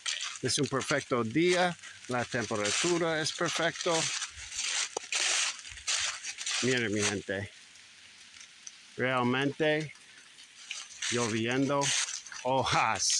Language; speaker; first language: Spanish; non-native, learner; English